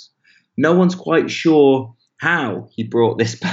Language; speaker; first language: English; native; English